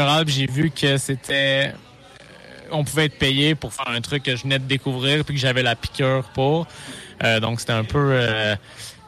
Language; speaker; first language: French; native; French